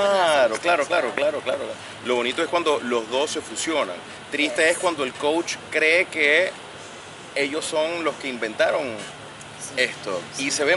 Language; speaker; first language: Spanish; native; Spanish